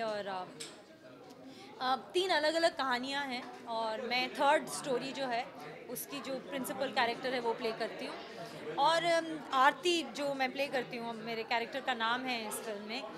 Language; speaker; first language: Hindi; non-native, local second language; Bangla